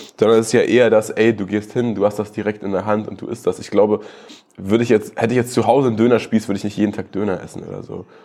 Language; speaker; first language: German; native; German